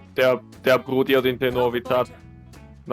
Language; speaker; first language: German; native; German